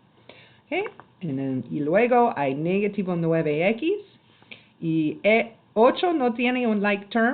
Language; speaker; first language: Spanish; non-native, learner; English